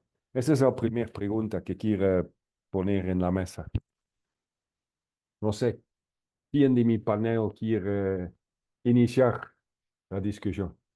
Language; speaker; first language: Spanish; non-native, fluent; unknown